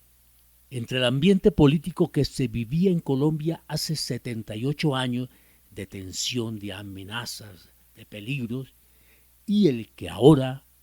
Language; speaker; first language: Spanish; native; Spanish